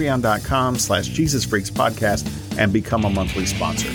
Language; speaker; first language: English; native; English